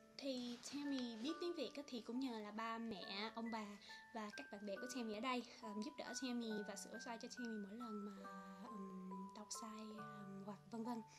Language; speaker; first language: Vietnamese; early bilingual, heritage; Vietnamese